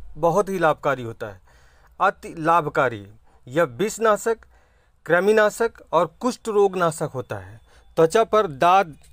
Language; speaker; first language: Hindi; native; Hindi